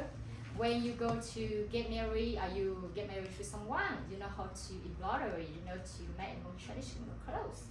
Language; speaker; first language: English; non-native, learner; Hmong